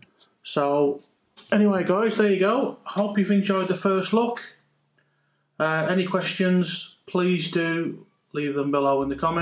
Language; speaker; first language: English; native; English